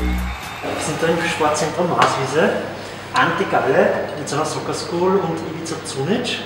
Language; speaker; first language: German; native; German